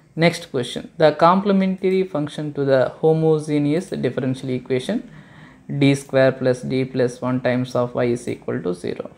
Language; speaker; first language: English; non-native, local second language; Telugu